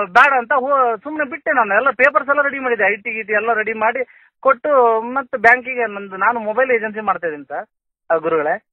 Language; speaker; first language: Kannada; native; Kannada